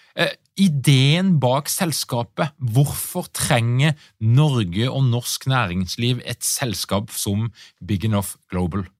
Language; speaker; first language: Norwegian; native; Norwegian